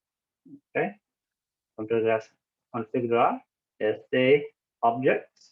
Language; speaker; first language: Spanish; non-native, learner; English